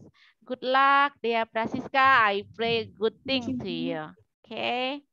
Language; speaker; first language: English; non-native, learner; Indonesian